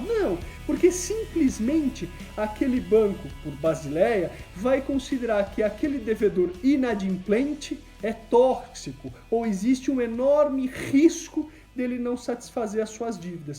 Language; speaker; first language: Portuguese; native; Portuguese